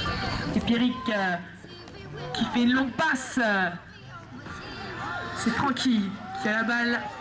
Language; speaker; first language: French; native; French